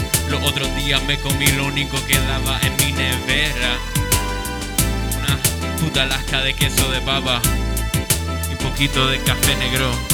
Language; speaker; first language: Spanish; early bilingual, heritage; Spanish